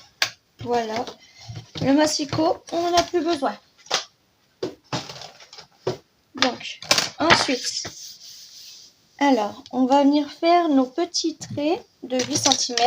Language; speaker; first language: French; native; French